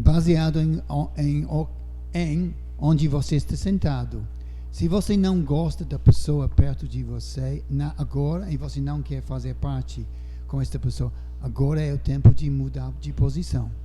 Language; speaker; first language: Portuguese; non-native, fluent; English